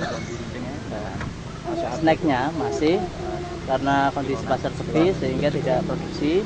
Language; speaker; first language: Indonesian; non-native, local second language; Javanese